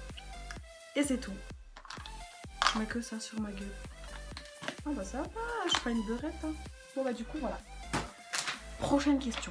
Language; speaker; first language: French; native; French